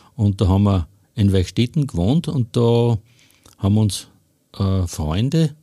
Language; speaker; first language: German; native; German